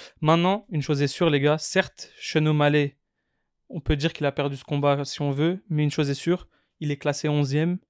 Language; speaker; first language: French; native; French